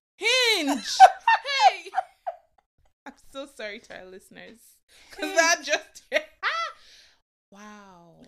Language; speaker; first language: English; non-native, local second language; Yoruba